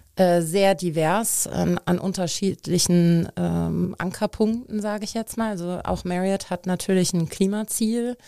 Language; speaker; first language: German; native; German